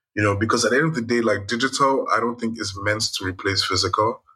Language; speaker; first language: English; non-native, local second language; Yoruba